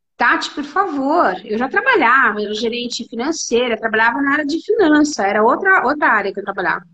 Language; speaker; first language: Portuguese; native; Portuguese